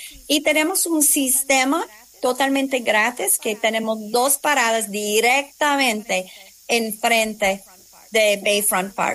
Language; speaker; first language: Spanish; non-native, fluent; English